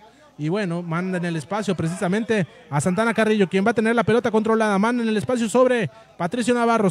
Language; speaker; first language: Spanish; native; Spanish